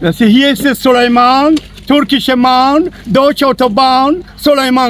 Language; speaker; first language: German; early bilingual, other home language; Turkish